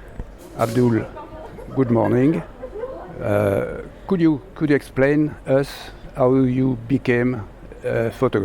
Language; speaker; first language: English; non-native, fluent; French